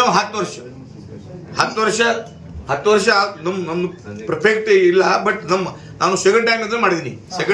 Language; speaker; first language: Kannada; non-native, local second language; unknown